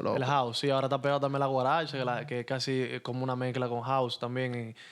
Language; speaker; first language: Spanish; native; Spanish